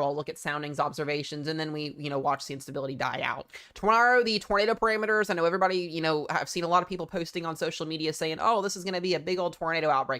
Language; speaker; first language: English; native; English